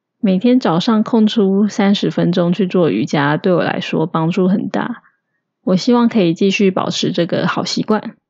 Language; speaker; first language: Chinese; native; Chinese